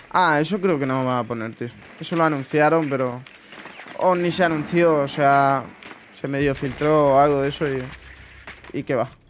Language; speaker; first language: Spanish; native; Spanish